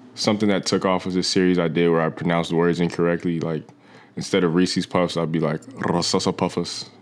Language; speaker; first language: English; native; English